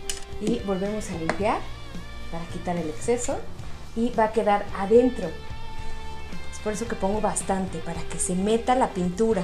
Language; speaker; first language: Spanish; native; Spanish